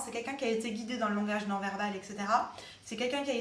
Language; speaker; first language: French; native; French